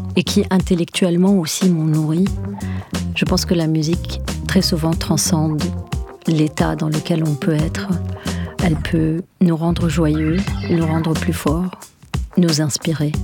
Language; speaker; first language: French; non-native, local second language; Arabic